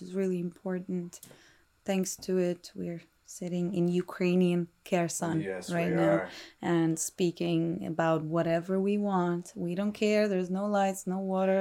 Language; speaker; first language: English; non-native, fluent; Russian